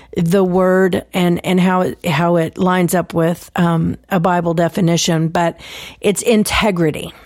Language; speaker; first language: English; native; English